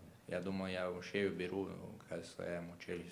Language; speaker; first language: Russian; non-native, local second language; Chechen